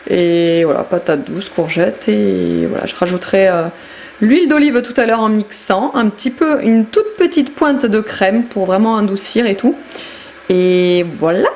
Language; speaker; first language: French; native; French